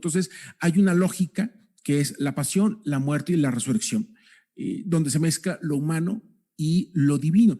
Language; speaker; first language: Spanish; native; Spanish